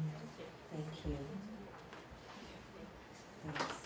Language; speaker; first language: English; native; English